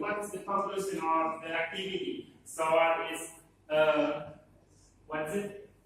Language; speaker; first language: English; non-native, learner; Indonesian